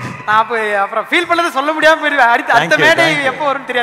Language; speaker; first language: Tamil; native; Tamil